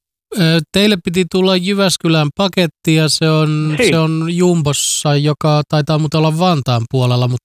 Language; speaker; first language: Finnish; native; Finnish